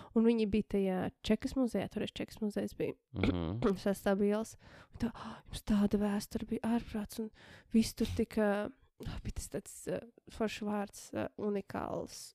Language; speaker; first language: Latvian; native; Latvian